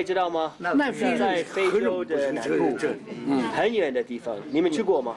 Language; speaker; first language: Chinese; non-native, learner; English